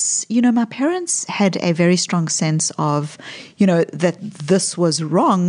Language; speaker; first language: English; native; English